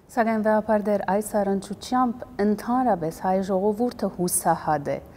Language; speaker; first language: Armenian; early bilingual, heritage; Armenian